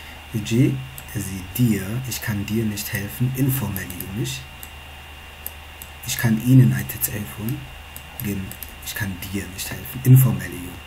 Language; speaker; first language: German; non-native, fluent; Tigrinya